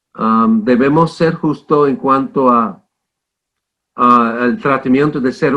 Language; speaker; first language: Spanish; non-native, fluent; English